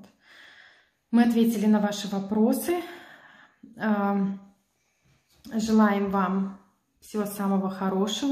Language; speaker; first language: Russian; native; Russian